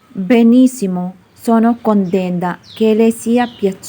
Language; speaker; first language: Italian; non-native, learner; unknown